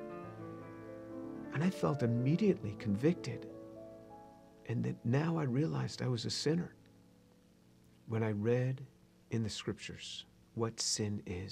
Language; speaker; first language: English; native; English